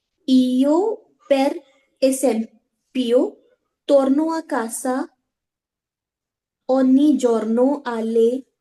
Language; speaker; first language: Italian; non-native, learner; Hindi